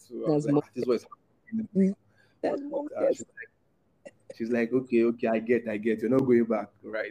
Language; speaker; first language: English; non-native, local second language; Igbo